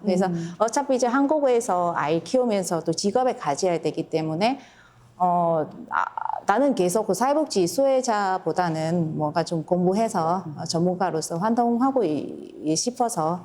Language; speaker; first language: Korean; non-native, fluent; Vietnamese